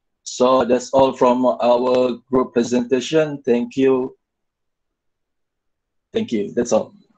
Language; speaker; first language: English; non-native, local second language; Malay